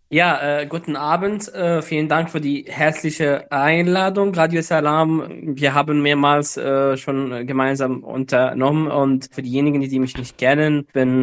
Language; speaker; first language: German; non-native, fluent; Arabic